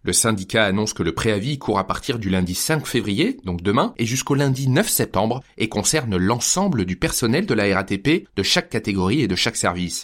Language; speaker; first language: French; native; French